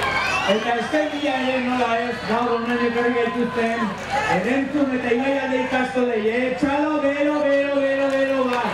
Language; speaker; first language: Basque; native; Basque